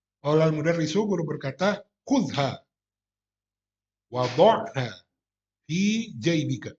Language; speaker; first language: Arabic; non-native, fluent; Indonesian